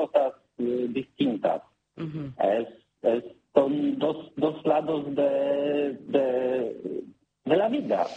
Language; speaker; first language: Spanish; non-native, learner; Polish